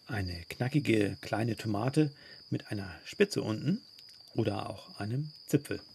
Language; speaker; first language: German; native; German